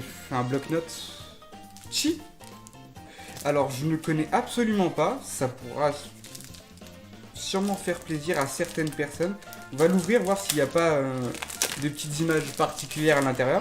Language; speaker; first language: French; native; French